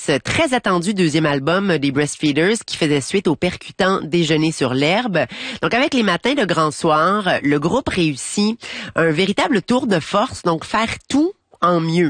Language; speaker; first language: French; native; French